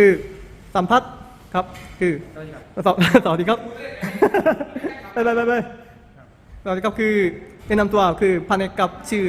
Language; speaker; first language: Thai; non-native, learner; Korean